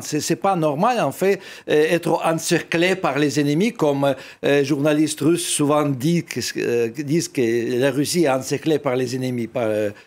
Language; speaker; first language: French; non-native, fluent; Russian